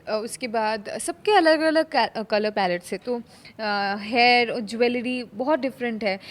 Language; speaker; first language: Hindi; non-native, local second language; Bangla